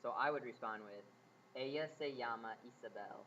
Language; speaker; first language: Spanish; non-native, learner; English